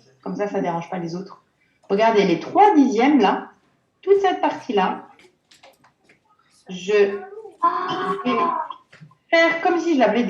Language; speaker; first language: French; native; French